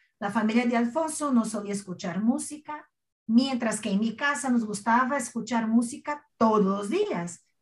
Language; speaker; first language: Spanish; non-native, fluent; Portuguese